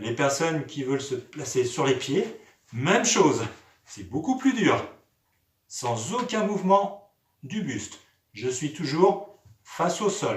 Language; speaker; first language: French; native; French